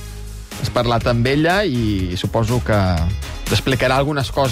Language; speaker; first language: Catalan; native; Catalan